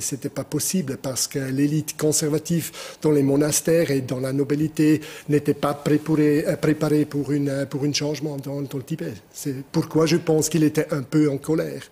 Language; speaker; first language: French; non-native, fluent; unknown